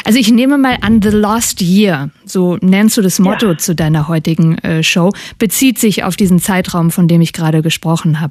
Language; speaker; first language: German; native; German